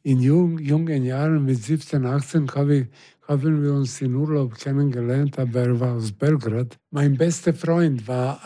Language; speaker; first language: German; non-native, fluent; Serbian